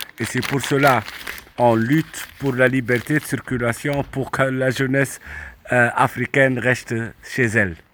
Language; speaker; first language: French; non-native, local second language; Arabic